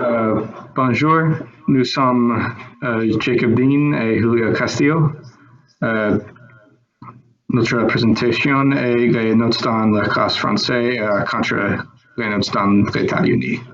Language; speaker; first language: French; non-native, learner; English